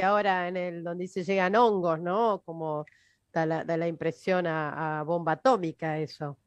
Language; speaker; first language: Spanish; native; Spanish